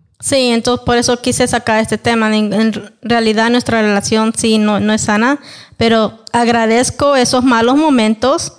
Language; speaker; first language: Spanish; early bilingual, heritage; Spanish